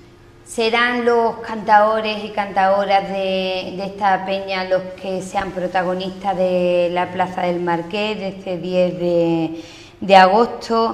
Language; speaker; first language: Spanish; native; Spanish